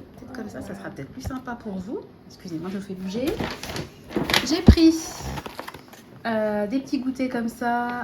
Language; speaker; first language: French; native; French